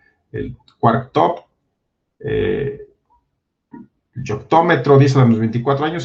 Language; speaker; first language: Spanish; native; Spanish